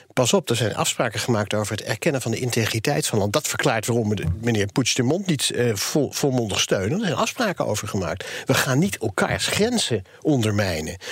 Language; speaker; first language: Dutch; native; Dutch